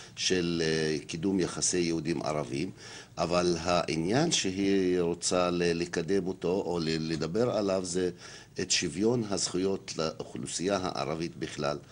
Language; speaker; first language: Hebrew; non-native, local second language; Arabic